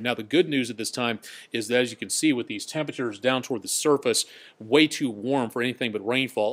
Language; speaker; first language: English; native; English